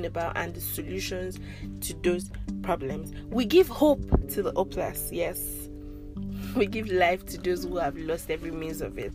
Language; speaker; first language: English; non-native, local second language; Yoruba